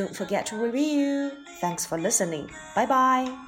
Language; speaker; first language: English; non-native, fluent; Chinese